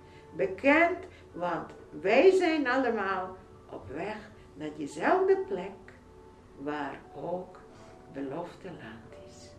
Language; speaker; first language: Dutch; non-native, fluent; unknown